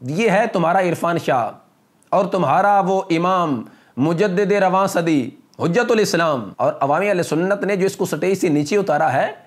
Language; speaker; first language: Urdu; non-native, local second language; Punjabi